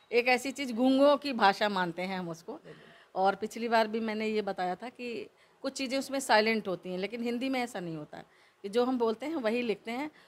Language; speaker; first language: Hindi; native; Hindi